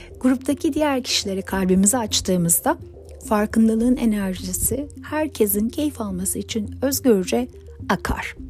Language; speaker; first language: Turkish; native; Turkish